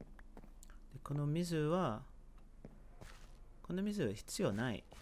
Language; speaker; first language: Japanese; non-native, learner; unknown